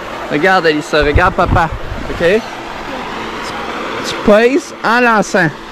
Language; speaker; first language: French; native; French